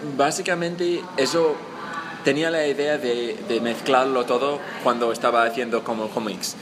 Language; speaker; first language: Spanish; non-native, fluent; English